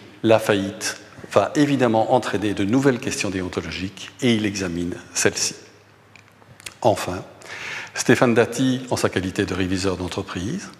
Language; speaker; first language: French; native; French